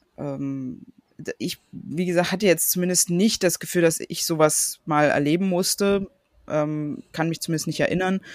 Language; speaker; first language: German; native; German